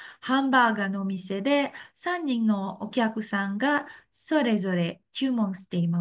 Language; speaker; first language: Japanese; non-native, fluent; Indonesian